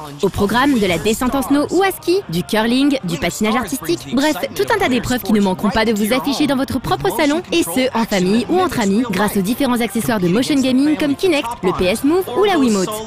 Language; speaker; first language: French; native; French